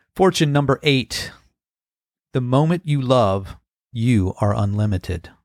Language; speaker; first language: English; native; English